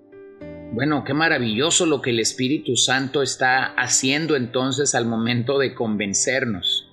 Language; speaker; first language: Spanish; native; Spanish